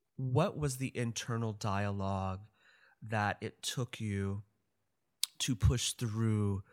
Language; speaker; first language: English; native; English